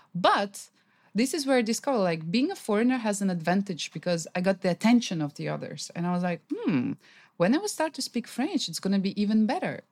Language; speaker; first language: English; non-native, fluent; Russian